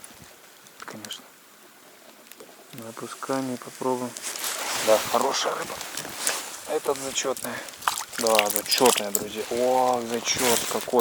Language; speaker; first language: Russian; native; Russian